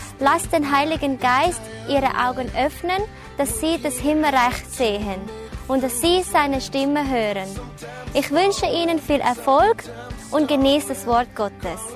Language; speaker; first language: German; non-native, learner; Thai